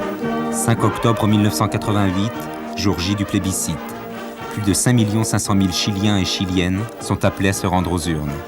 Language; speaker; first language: French; native; French